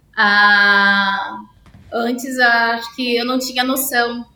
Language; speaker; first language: Portuguese; native; Portuguese